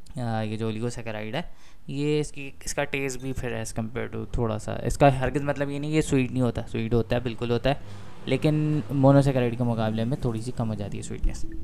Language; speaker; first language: Urdu; native; Urdu